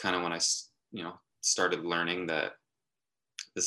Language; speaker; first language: English; native; English